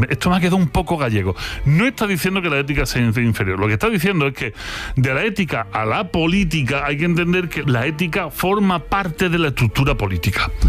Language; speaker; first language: Spanish; native; Spanish